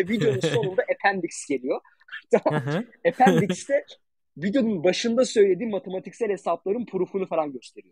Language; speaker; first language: Turkish; native; Turkish